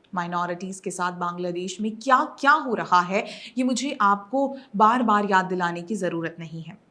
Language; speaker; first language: Hindi; native; Hindi